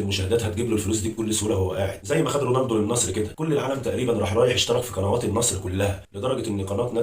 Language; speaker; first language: Arabic; native; Arabic